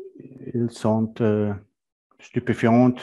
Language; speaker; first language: French; non-native, fluent; German